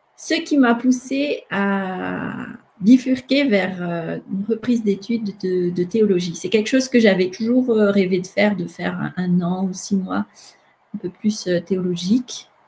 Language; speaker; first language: French; non-native, local second language; Malagasy